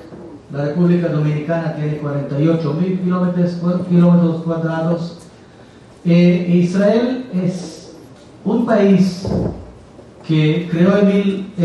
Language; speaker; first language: Spanish; non-native, fluent; Hebrew